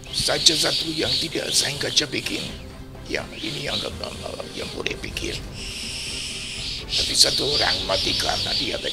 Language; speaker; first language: Indonesian; non-native, learner; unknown